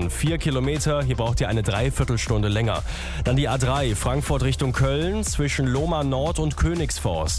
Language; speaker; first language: German; native; German